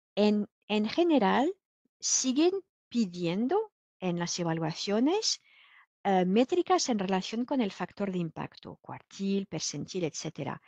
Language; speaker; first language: Spanish; non-native, fluent; French